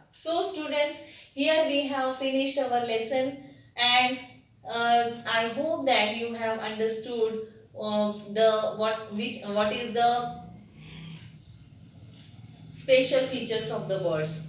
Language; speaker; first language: English; non-native, local second language; Marathi